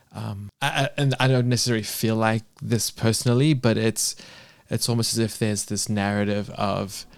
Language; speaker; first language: English; native; English